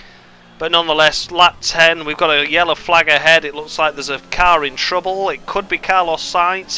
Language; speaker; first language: English; native; English